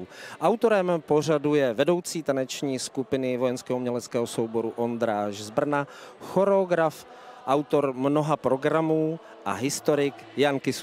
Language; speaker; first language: Czech; native; Czech